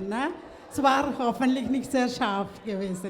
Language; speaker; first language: German; non-native, fluent; Malayalam